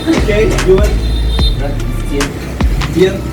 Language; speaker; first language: English; non-native, learner; Russian